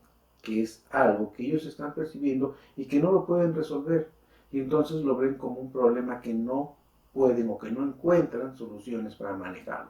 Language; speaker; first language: Spanish; native; Spanish